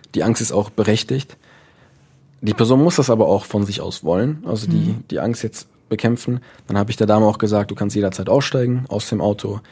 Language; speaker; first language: German; early bilingual, other home language; Dutch